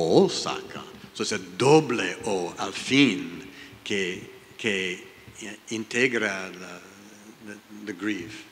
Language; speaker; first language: Spanish; non-native, learner; English